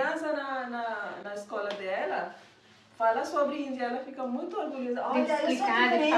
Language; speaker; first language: Portuguese; non-native, learner; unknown